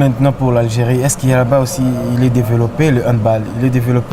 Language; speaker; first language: French; non-native, local second language; Lingala